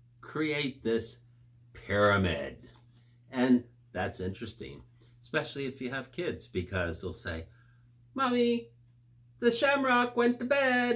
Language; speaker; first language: English; native; English